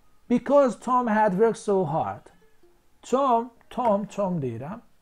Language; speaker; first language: English; non-native, fluent; Azerbaijani